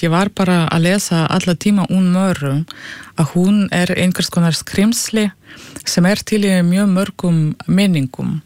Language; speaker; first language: Icelandic; non-native, fluent; Russian